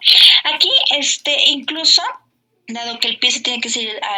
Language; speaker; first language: Spanish; native; Spanish